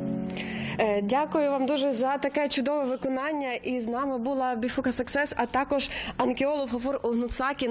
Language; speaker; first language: Ukrainian; native; Ukrainian